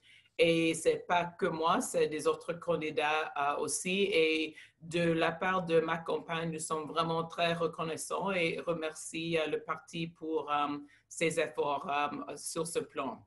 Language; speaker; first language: French; non-native, local second language; English